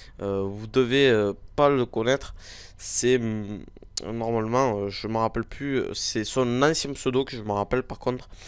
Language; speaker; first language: French; native; French